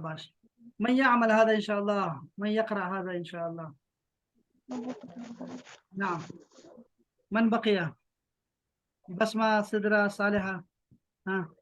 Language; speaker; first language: Arabic; non-native, fluent; Urdu